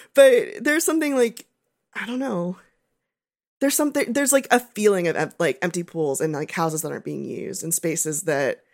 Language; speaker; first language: English; native; English